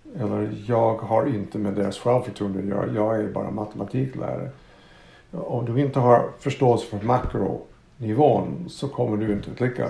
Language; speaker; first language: Swedish; non-native, fluent; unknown